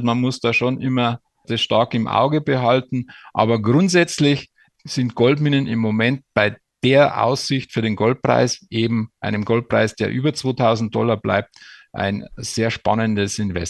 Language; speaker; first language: German; native; German